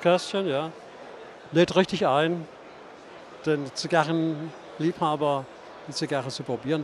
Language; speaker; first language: German; native; German